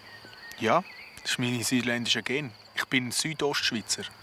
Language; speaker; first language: German; native; German